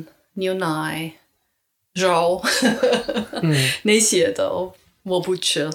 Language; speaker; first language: Chinese; non-native, learner; English